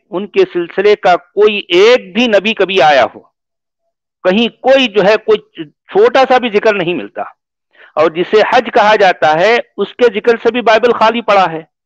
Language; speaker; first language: Hindi; native; Hindi